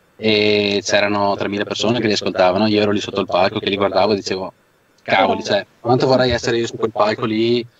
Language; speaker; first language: Italian; native; Italian